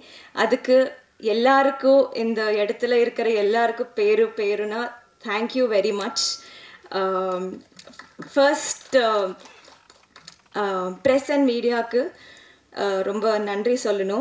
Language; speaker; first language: Tamil; non-native, learner; Telugu